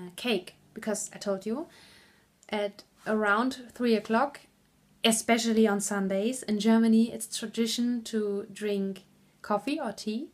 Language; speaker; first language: English; non-native, fluent; German